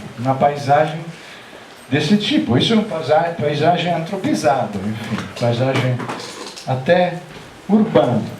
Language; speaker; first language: Portuguese; non-native, fluent; Italian